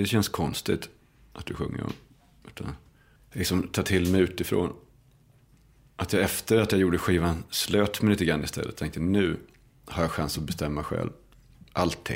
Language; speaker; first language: Swedish; native; Swedish